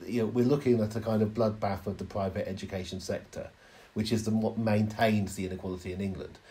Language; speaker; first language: English; native; English